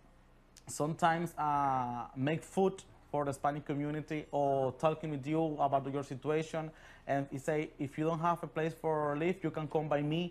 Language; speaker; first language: English; non-native, learner; Spanish